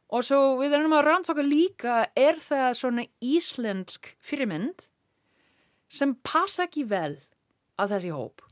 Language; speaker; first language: Icelandic; non-native, learner; English